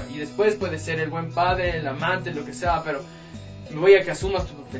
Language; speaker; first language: Spanish; native; Spanish